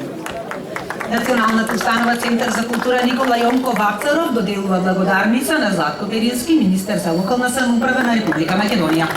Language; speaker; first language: Macedonian; native; Macedonian